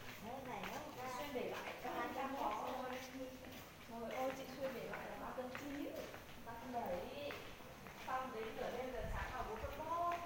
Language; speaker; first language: Vietnamese; native; Vietnamese